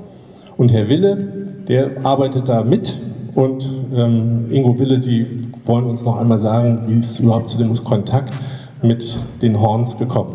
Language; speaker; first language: German; native; German